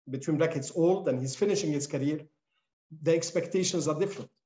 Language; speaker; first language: English; non-native, fluent; Arabic